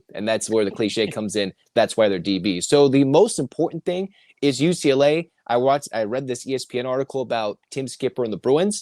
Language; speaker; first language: English; native; English